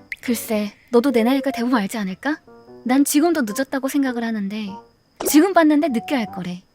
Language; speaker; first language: Korean; native; Korean